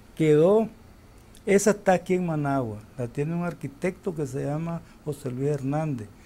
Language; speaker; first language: Spanish; native; Spanish